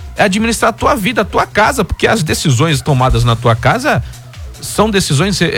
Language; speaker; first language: Portuguese; native; Portuguese